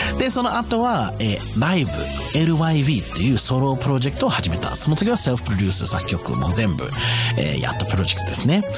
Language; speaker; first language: Japanese; non-native, fluent; English